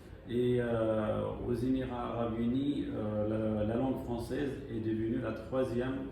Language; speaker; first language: French; non-native, fluent; Arabic